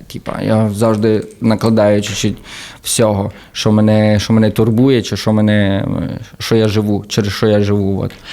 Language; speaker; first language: Ukrainian; early bilingual, heritage; Ukrainian